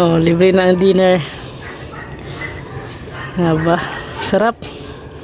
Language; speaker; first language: Filipino; native; Filipino